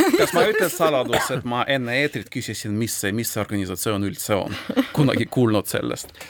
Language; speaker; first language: Estonian; non-native, local second language; Russian